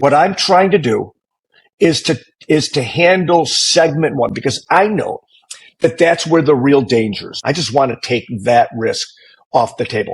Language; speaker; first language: English; native; English